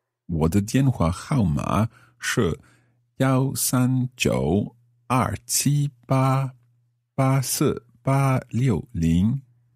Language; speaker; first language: Chinese; non-native, learner; English